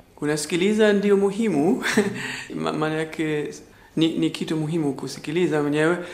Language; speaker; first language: Swahili; non-native, fluent; German